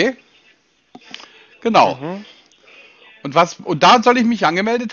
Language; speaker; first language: German; native; German